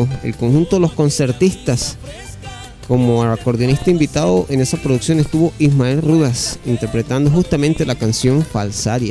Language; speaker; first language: Spanish; native; Spanish